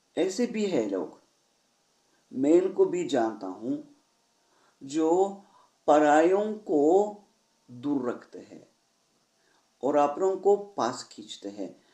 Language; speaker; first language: Hindi; non-native, fluent; Russian